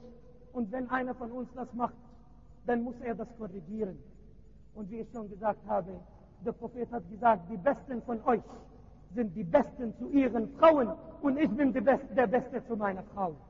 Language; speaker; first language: German; non-native, learner; Arabic